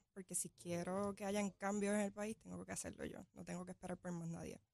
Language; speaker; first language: Spanish; native; Spanish